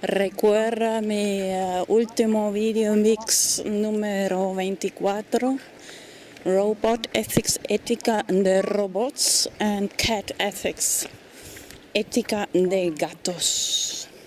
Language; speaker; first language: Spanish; non-native, fluent; German